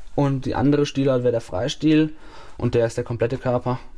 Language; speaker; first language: German; native; German